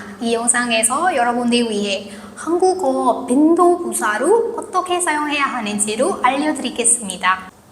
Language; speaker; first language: Korean; non-native, fluent; Burmese